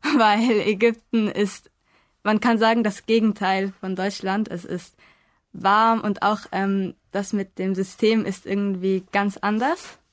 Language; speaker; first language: German; non-native, fluent; Arabic